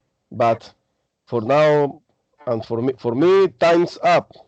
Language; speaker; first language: English; non-native, learner; Spanish